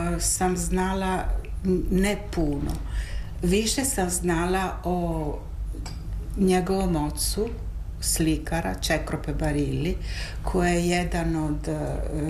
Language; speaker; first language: Serbian; non-native, fluent; Italian